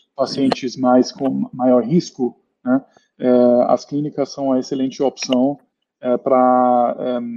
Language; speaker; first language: Portuguese; non-native, fluent; German